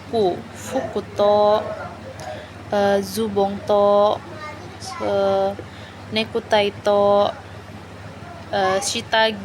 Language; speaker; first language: Japanese; non-native, learner; Indonesian